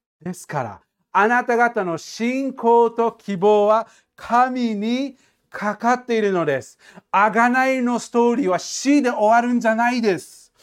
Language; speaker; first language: Japanese; non-native, fluent; English